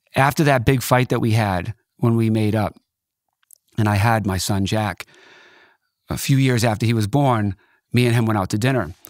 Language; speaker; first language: English; native; English